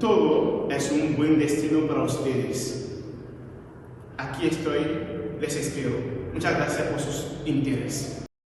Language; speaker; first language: Spanish; non-native, learner; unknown